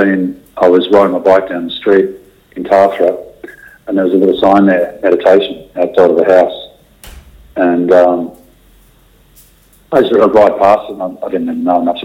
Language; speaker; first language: English; native; English